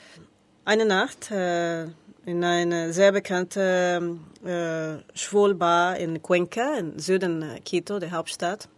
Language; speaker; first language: German; non-native, learner; Spanish